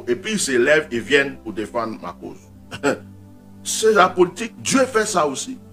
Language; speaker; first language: French; non-native, local second language; Baoulé